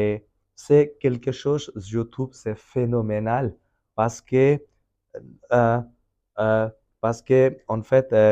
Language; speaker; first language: French; non-native, fluent; Bangla